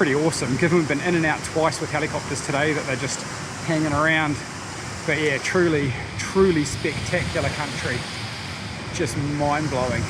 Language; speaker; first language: English; native; English